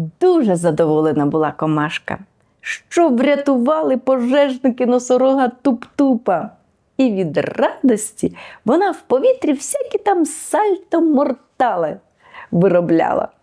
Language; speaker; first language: Ukrainian; native; Ukrainian